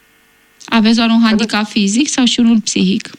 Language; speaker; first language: Romanian; native; Romanian